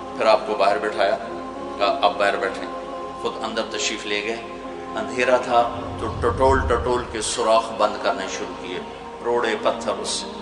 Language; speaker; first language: Urdu; non-native, local second language; Punjabi